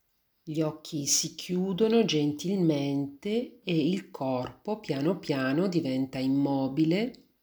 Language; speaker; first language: Italian; native; Italian